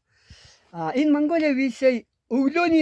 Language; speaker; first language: English; non-native, learner; Mongolian